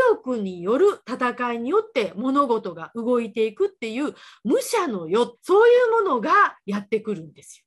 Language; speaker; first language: Japanese; native; Japanese